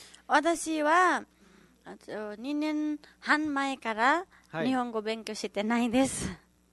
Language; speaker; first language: Japanese; non-native, learner; Nepali